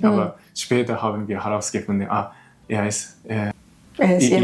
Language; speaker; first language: German; non-native, learner; Japanese